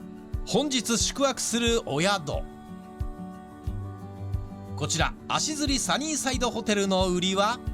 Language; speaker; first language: Japanese; native; Japanese